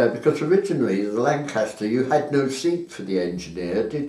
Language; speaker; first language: English; native; English